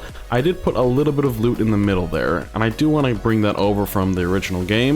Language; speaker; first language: English; native; English